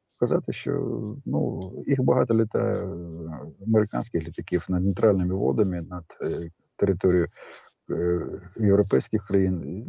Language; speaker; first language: Ukrainian; native; Ukrainian